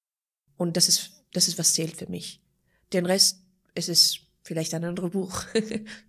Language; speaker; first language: German; non-native, fluent; Persian